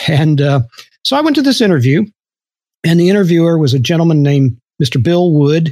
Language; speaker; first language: English; native; English